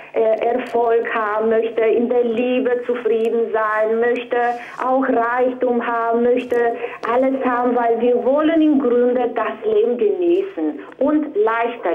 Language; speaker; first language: German; non-native, fluent; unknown